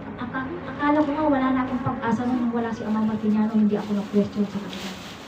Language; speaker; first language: Filipino; non-native, local second language; Iloko